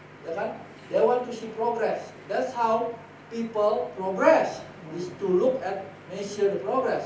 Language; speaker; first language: English; non-native, fluent; Indonesian